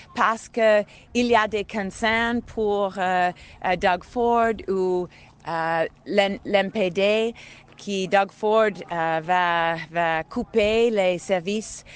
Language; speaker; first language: French; non-native, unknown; English